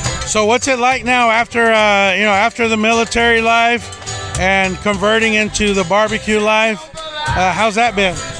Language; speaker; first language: English; early bilingual, other home language; Spanish